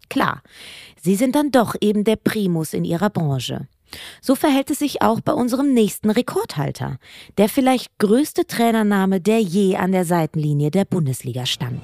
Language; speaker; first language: German; native; German